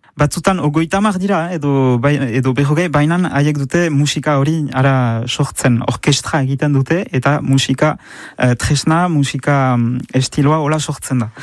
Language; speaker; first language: Basque; native; Basque